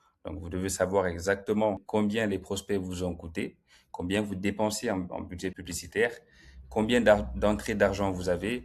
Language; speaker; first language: French; native; French